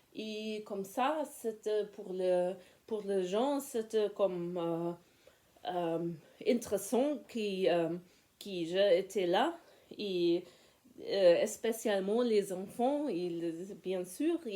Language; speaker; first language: French; non-native, fluent; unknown